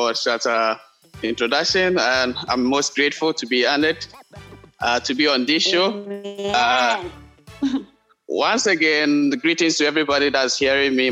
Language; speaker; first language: English; non-native, local second language; Akan